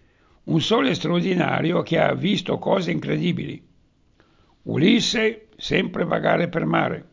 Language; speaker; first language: Italian; native; Italian